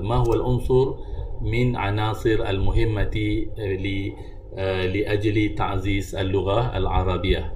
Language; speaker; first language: Arabic; non-native, fluent; Malay